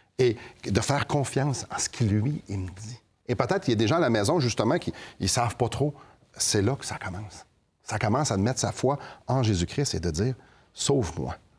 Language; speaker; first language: French; native; French